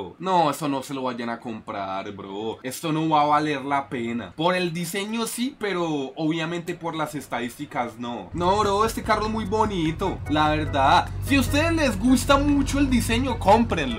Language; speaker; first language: Spanish; native; Spanish